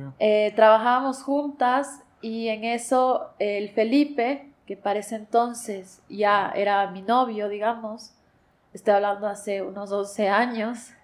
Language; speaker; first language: Spanish; native; Spanish